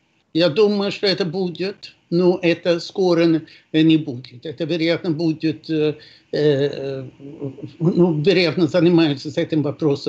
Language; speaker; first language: Russian; non-native, fluent; Swedish